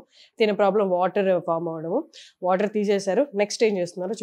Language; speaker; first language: Telugu; native; Telugu